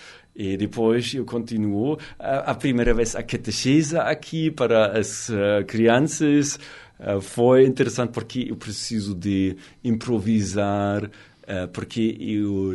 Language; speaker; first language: Portuguese; non-native, learner; German